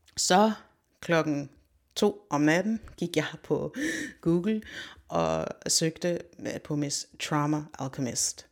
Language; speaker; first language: Danish; early bilingual, other home language; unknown